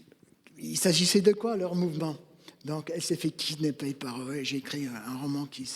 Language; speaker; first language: French; non-native, fluent; English